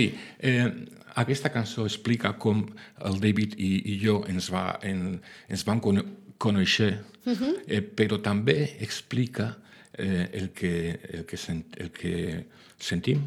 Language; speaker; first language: Catalan; non-native, local second language; Spanish